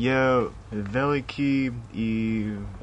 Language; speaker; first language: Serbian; early bilingual, heritage; English